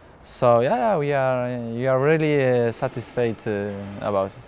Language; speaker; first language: English; non-native, fluent; Polish